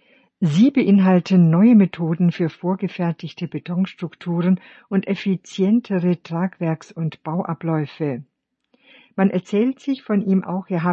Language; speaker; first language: German; native; German